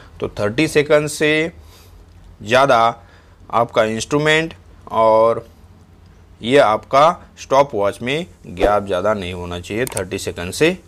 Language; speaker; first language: Hindi; non-native, local second language; Marathi